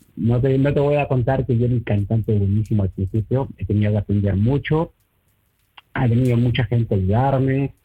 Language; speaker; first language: Spanish; native; Spanish